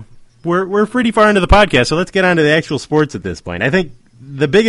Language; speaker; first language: English; native; English